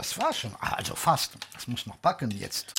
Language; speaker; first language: German; non-native, fluent; French